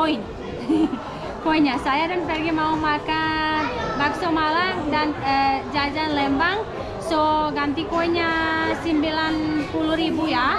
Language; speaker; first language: Indonesian; non-native, learner; English